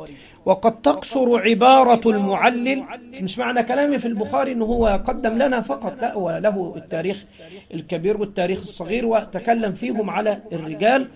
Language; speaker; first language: Arabic; native; Arabic